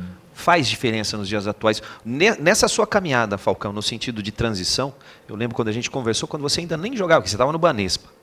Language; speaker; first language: Portuguese; native; Portuguese